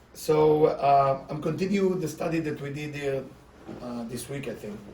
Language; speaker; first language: English; non-native, fluent; Hebrew